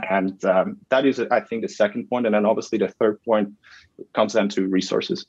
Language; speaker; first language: English; non-native, fluent; Dutch